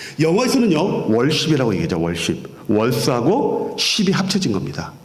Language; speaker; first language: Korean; native; Korean